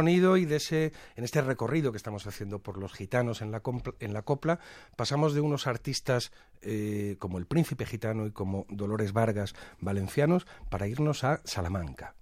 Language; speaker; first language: Spanish; native; Spanish